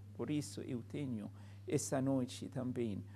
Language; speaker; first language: Portuguese; non-native, fluent; Arabic